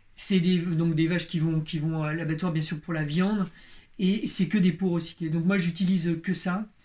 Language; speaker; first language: French; native; French